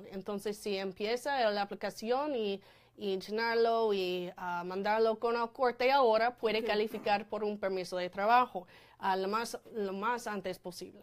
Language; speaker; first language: Spanish; non-native, fluent; English